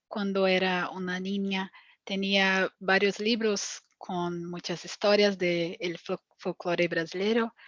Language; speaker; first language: Spanish; non-native, fluent; Portuguese